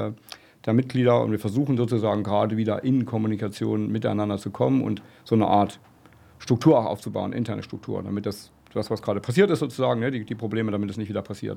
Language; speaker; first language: German; native; German